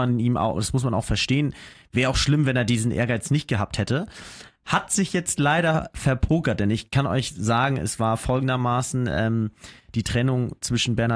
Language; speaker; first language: German; native; German